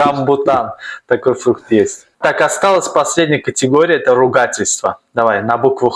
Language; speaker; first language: Russian; native; Russian